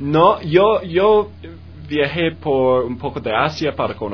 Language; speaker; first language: Spanish; non-native, learner; English